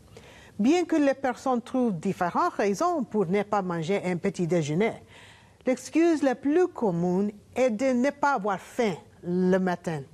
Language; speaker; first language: French; non-native, learner; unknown